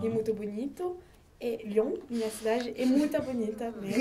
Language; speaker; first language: Portuguese; non-native, learner; French